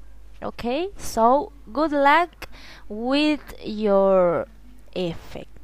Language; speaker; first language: English; non-native, learner; Spanish